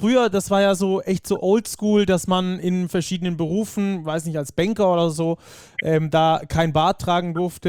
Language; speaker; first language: German; native; German